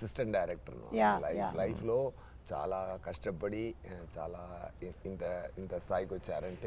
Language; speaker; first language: Telugu; non-native, learner; Tamil